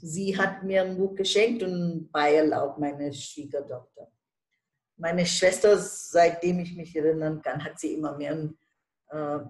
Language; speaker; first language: German; non-native, fluent; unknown